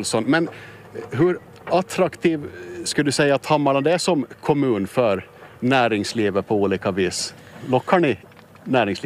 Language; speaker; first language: Swedish; native; Swedish